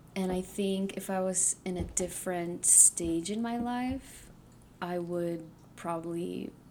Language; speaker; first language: English; early bilingual, other home language; Spanish